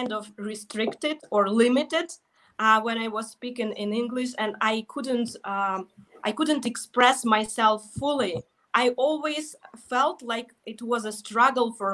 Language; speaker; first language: English; non-native, fluent; Russian